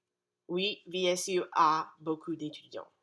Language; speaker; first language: French; non-native, fluent; English